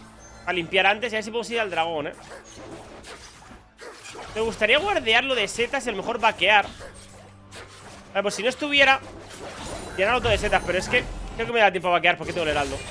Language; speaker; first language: Spanish; native; Spanish